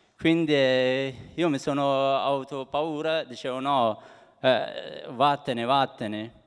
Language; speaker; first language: Italian; non-native, fluent; Persian